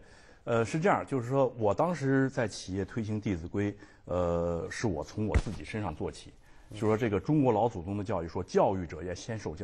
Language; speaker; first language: Chinese; native; Chinese